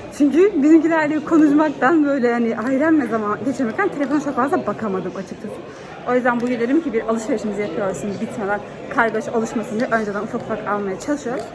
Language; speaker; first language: Turkish; native; Turkish